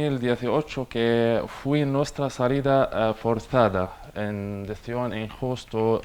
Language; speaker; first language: Spanish; non-native, learner; Arabic